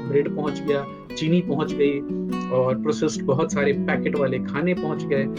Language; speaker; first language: Hindi; native; Hindi